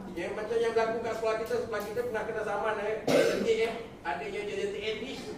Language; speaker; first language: Malay; native; Malay